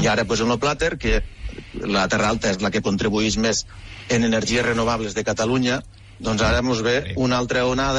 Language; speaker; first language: Catalan; native; Catalan